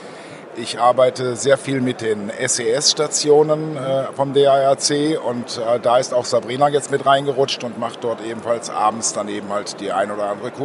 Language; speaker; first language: German; native; German